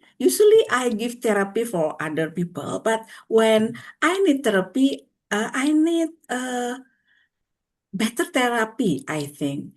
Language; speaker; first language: English; non-native, learner; Indonesian